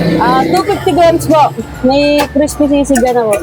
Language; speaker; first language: Filipino; native; Filipino